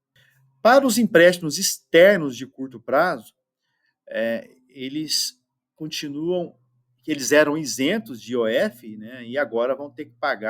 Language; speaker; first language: Portuguese; native; Portuguese